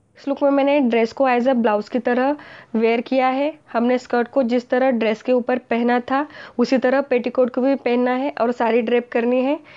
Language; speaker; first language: Hindi; non-native, local second language; Marathi